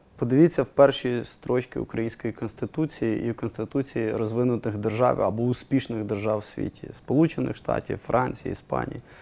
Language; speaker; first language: Ukrainian; non-native, local second language; Russian